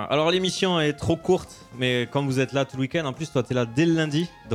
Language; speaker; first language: French; native; French